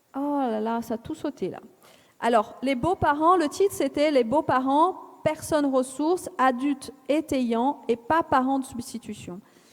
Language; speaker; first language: French; non-native, fluent; Portuguese